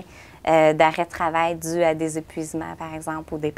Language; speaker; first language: French; native; French